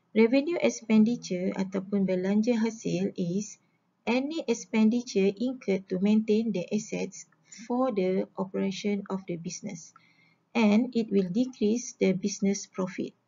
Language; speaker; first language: English; non-native, local second language; Malay